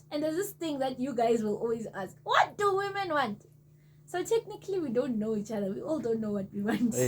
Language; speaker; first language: English; non-native, local second language; Zulu